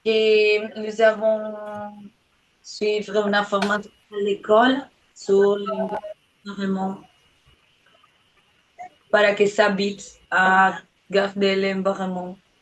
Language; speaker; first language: French; non-native, learner; Spanish